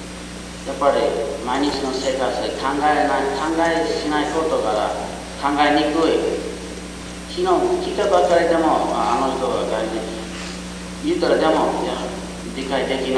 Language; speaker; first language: Japanese; non-native, learner; English